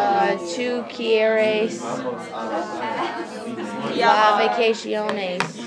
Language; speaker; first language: Spanish; non-native, learner; English